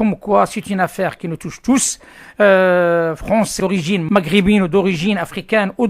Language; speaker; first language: French; non-native, local second language; Arabic